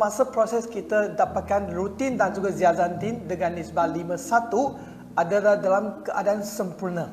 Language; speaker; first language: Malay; non-native, local second language; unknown